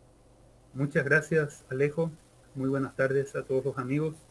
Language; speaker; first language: Spanish; native; Spanish